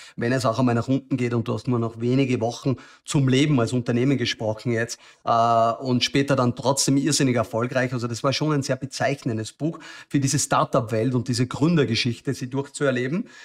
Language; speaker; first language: German; native; German